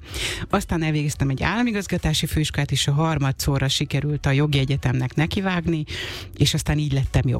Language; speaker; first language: Hungarian; native; Hungarian